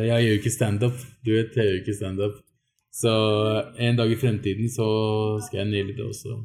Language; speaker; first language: Norwegian; early bilingual, other home language; Urdu